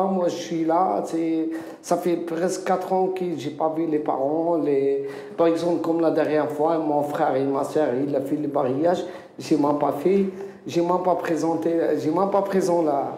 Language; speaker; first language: French; non-native, learner; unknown